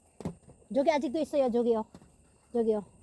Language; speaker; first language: Korean; non-native, learner; Filipino